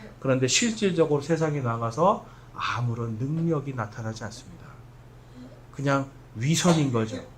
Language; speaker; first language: Korean; native; Korean